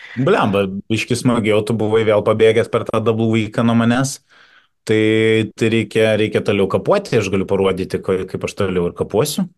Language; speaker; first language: Lithuanian; native; Lithuanian